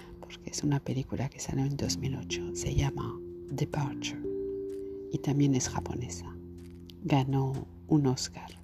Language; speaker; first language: Spanish; non-native, learner; French